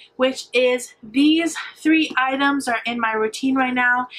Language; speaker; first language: English; native; English